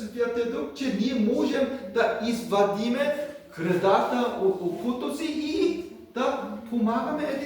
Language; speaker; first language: Bulgarian; non-native, learner; Korean